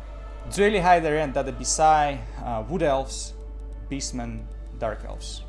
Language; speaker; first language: Chinese; non-native, learner; Russian